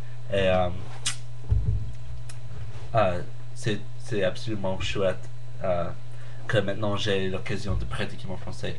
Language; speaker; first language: French; non-native, learner; English